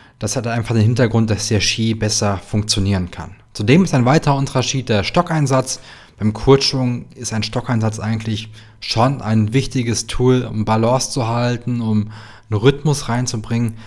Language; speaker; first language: German; native; German